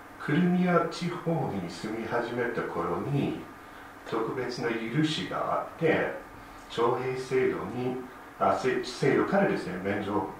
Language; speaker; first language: Japanese; non-native, fluent; English